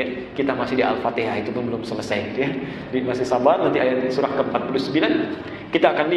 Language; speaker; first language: Indonesian; native; Indonesian